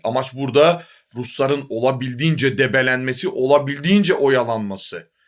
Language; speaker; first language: Turkish; native; Turkish